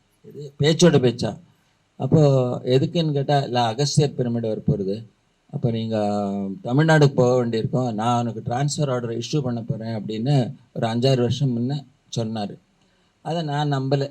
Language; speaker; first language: Tamil; native; Tamil